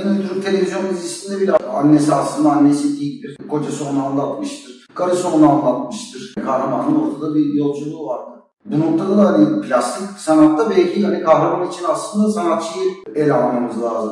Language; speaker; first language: Turkish; native; Turkish